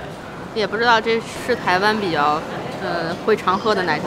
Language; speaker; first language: Chinese; native; Chinese